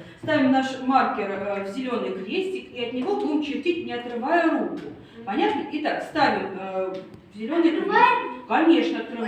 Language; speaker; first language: Russian; native; Russian